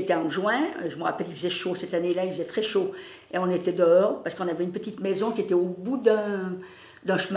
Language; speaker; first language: French; native; French